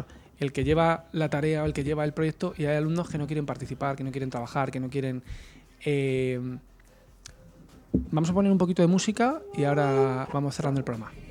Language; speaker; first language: Spanish; native; Spanish